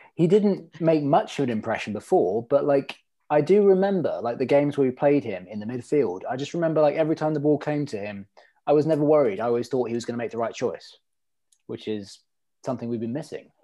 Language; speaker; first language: English; early bilingual, other home language; Norwegian